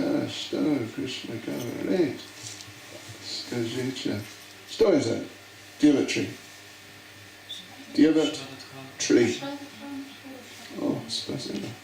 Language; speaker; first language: Russian; non-native, learner; English